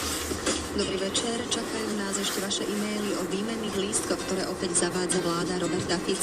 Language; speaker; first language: Slovak; native; Slovak